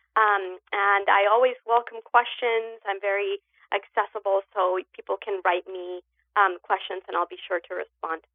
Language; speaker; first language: English; early bilingual, other home language; Spanish